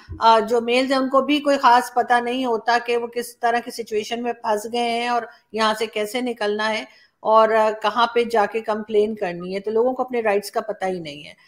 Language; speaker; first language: Urdu; native; Urdu